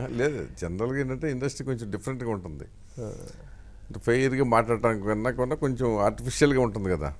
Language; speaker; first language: Telugu; native; Telugu